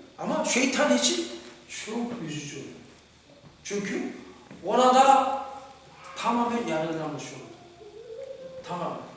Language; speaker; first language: Turkish; non-native, fluent; Korean